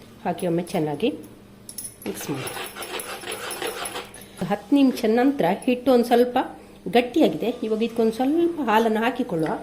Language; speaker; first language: Kannada; native; Kannada